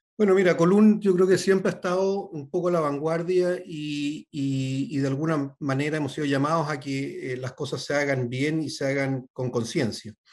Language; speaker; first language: Spanish; native; Spanish